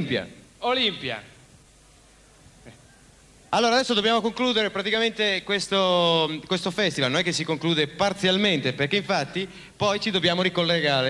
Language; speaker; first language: Italian; native; Italian